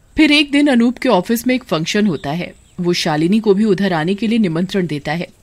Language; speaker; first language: Hindi; native; Hindi